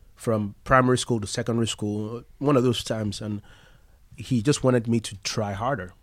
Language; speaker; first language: English; non-native, local second language; Yoruba